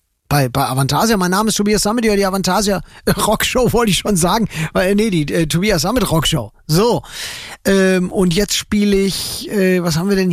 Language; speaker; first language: German; native; German